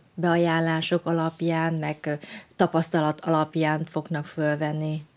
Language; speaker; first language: Hungarian; early bilingual, other home language; Vietnamese